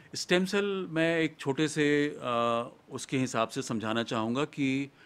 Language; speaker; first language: Hindi; native; Hindi